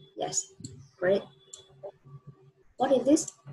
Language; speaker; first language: English; non-native, fluent; Vietnamese